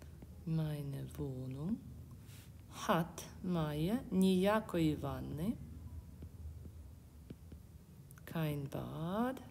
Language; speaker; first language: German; non-native, fluent; Ukrainian